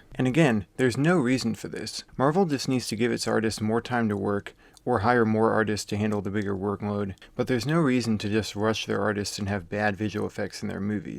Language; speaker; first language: English; native; English